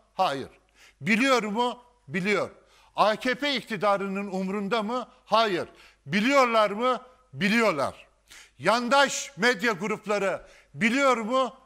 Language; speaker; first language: Turkish; native; Turkish